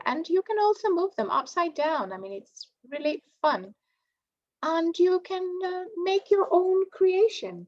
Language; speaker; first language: English; non-native, fluent; Greek